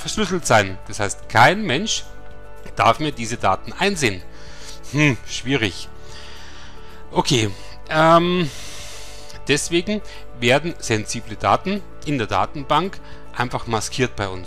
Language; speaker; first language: German; native; German